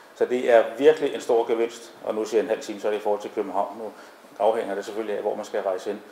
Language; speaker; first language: Danish; native; Danish